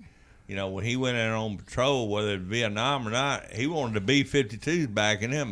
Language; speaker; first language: English; native; English